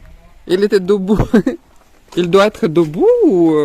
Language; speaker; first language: French; non-native, fluent; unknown